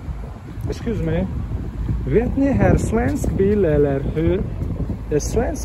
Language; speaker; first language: Swedish; non-native, learner; Russian